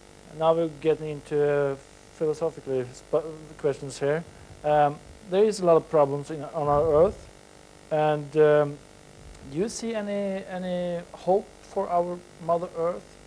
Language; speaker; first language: English; non-native, fluent; Norwegian